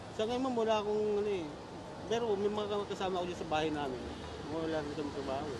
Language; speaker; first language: Filipino; non-native, local second language; Bikol